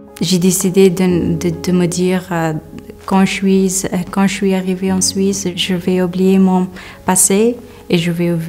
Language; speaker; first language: French; non-native, learner; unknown